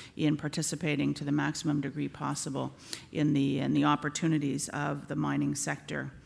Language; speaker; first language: English; native; English